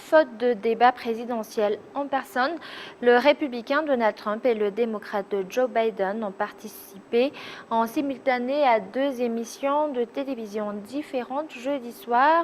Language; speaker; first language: French; non-native, local second language; Malagasy